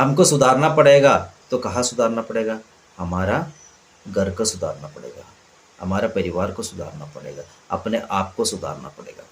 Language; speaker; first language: Hindi; non-native, local second language; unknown